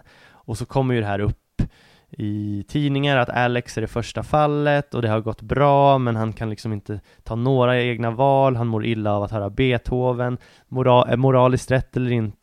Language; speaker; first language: Swedish; native; Swedish